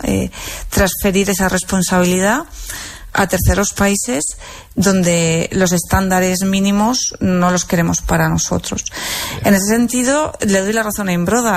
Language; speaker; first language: Spanish; native; Spanish